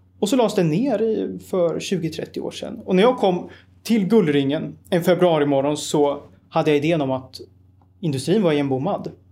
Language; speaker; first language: Swedish; native; Swedish